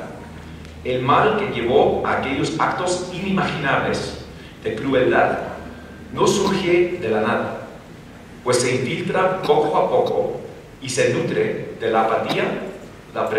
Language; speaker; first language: Spanish; non-native, fluent; English